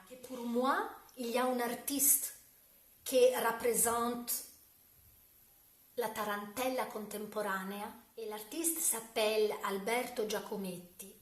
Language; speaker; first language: French; non-native, learner; Italian